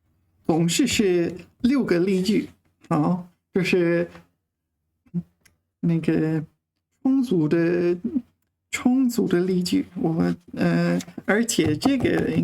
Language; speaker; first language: Chinese; non-native, learner; English